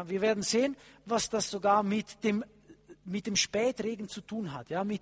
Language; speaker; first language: German; non-native, fluent; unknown